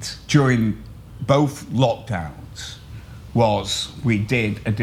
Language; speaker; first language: English; native; English